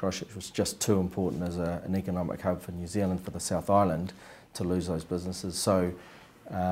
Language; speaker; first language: English; native; English